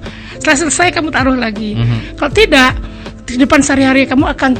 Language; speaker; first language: Indonesian; non-native, local second language; Balinese